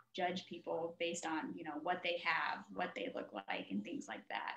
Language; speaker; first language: English; native; English